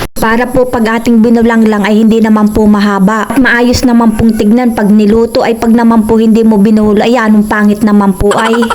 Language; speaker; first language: Filipino; native; Filipino